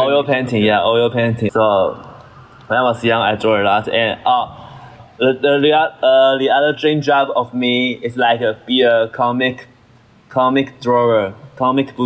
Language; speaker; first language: English; non-native, learner; Chinese